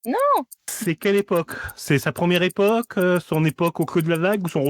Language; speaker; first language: French; native; French